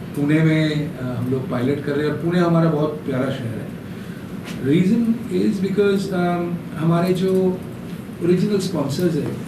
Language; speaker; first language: Hindi; non-native, local second language; Bangla